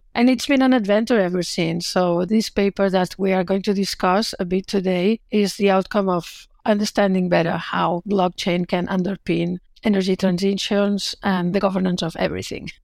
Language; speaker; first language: English; non-native, fluent; Catalan